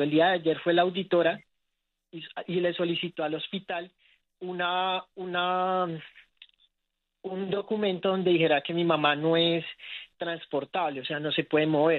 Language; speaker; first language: Spanish; native; Spanish